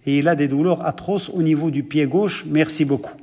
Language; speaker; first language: French; non-native, local second language; Arabic